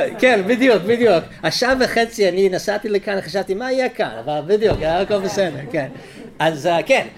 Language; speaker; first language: Hebrew; non-native, fluent; English